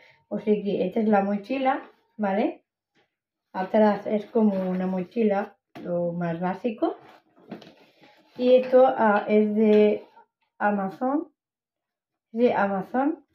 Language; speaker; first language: Spanish; non-native, local second language; Catalan